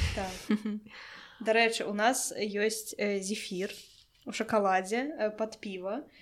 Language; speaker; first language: Belarusian; non-native, local second language; Russian